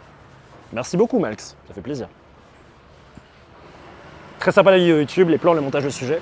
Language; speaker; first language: French; native; French